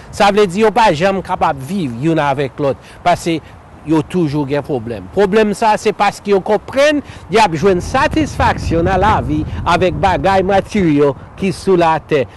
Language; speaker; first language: Haitian Creole; native; Haitian Creole